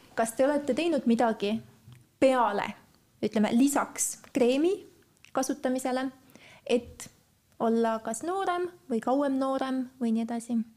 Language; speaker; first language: Estonian; native; Estonian